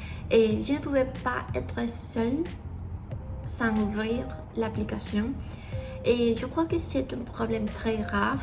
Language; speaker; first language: French; non-native, learner; Spanish